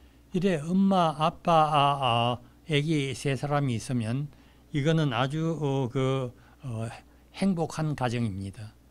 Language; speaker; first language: Korean; native; Korean